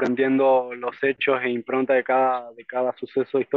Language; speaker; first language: Spanish; native; Spanish